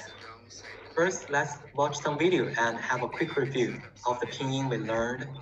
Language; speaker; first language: English; non-native, learner; Chinese